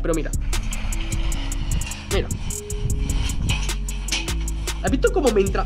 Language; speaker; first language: Spanish; native; Spanish